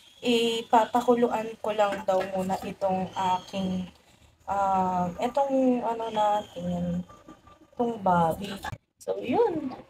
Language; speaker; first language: Filipino; native; Filipino